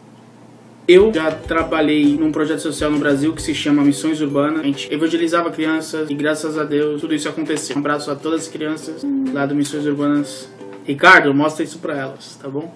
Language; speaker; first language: Portuguese; native; Portuguese